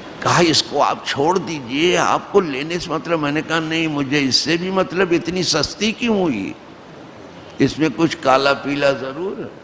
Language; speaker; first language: Urdu; native; Urdu